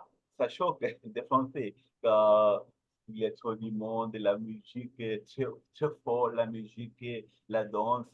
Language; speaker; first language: French; non-native, learner; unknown